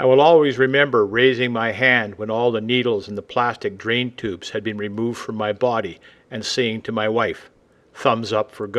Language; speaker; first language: English; native; English